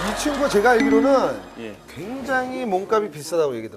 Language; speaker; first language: Korean; native; Korean